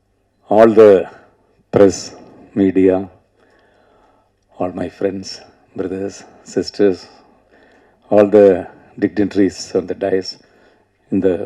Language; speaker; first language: Tamil; non-native, local second language; Malayalam